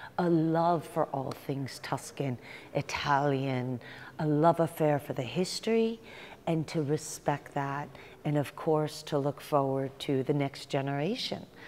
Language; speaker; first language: English; native; English